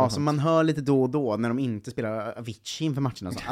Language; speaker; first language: Swedish; native; Swedish